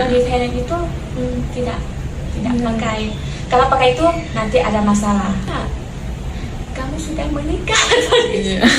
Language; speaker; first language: Indonesian; non-native, learner; Thai